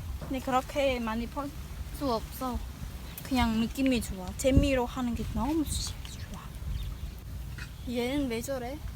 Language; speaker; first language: Korean; non-native, learner; Khmer